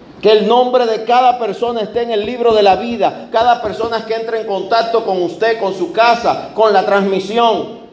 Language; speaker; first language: Spanish; native; Spanish